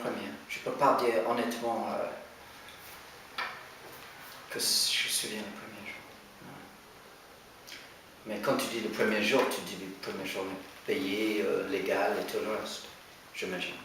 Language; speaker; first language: French; non-native, fluent; English